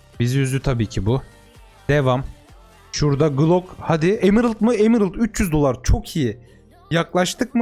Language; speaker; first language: Turkish; native; Turkish